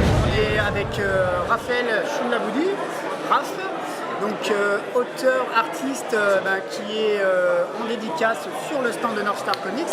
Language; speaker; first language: French; native; French